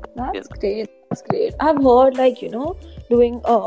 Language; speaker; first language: English; non-native, local second language; Hindi